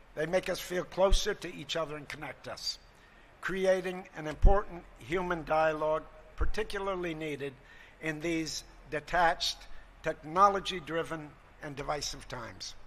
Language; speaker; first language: English; native; English